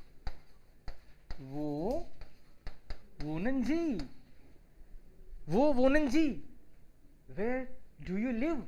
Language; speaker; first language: Hindi; native; Hindi